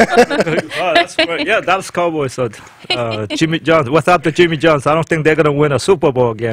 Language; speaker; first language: English; non-native, fluent; Korean